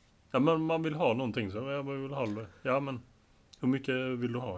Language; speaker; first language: Swedish; native; Swedish